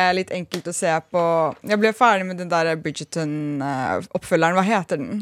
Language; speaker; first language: Norwegian; early bilingual, other home language; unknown